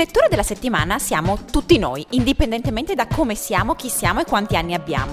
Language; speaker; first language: Italian; native; Italian